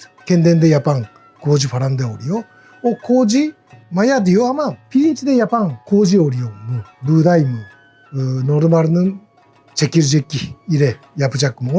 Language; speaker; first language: Turkish; non-native, learner; Japanese